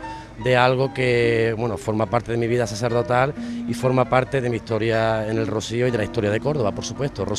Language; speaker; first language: Spanish; native; Spanish